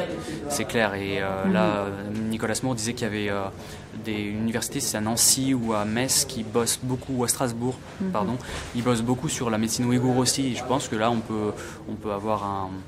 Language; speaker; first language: French; native; French